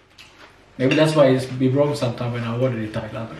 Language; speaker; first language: English; non-native, learner; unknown